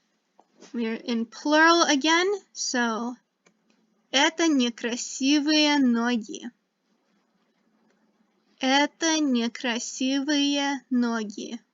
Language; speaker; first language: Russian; non-native, fluent; English